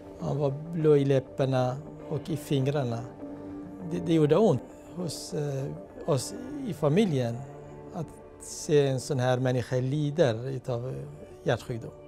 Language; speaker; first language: Swedish; non-native, fluent; Kurdish